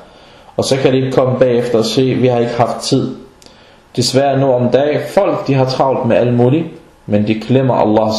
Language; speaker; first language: Danish; early bilingual, other home language; Arabic